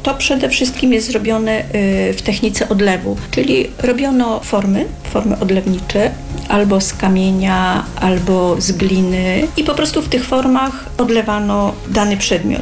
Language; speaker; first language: Polish; native; Polish